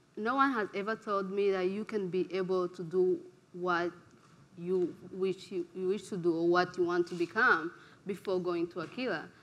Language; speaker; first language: English; non-native, local second language; Kinyarwanda